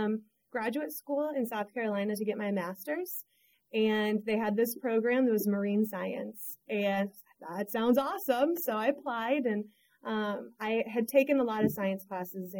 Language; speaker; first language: English; native; English